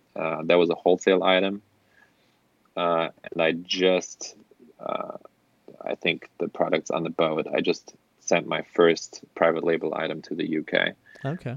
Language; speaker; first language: English; non-native, fluent; German